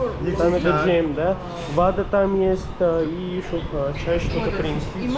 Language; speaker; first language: Russian; non-native, learner; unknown